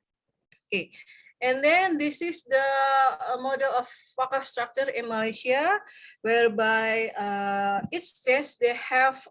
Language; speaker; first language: English; non-native, fluent; Indonesian